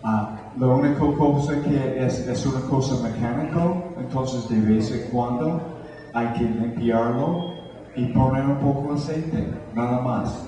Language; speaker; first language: Spanish; non-native, fluent; English